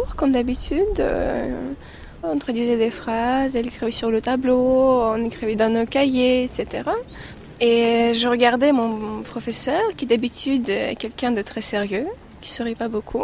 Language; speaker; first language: French; non-native, fluent; Russian